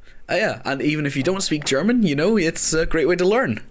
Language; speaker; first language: English; native; English